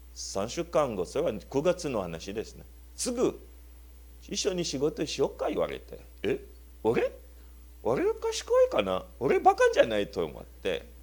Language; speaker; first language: Japanese; non-native, learner; Luba-Lulua